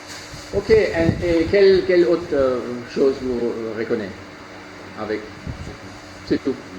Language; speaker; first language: French; non-native, learner; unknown